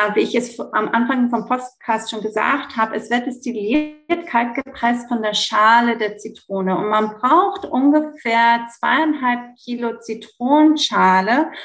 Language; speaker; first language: German; early bilingual, heritage; Greek